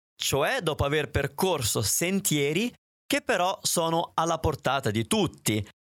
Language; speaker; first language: Italian; native; Italian